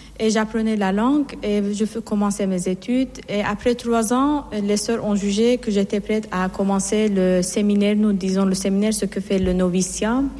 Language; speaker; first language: French; non-native, fluent; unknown